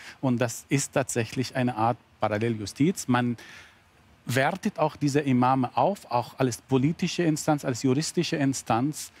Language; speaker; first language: German; non-native, fluent; Arabic